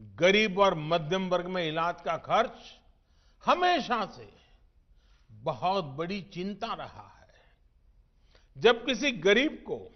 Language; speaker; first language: Hindi; non-native, local second language; Gujarati